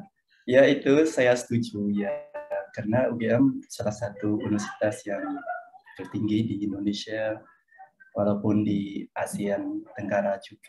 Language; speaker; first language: Indonesian; non-native, fluent; Khmer